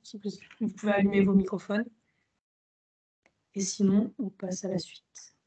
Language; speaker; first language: French; native; French